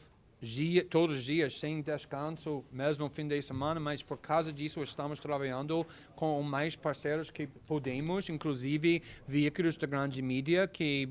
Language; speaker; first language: Portuguese; non-native, fluent; English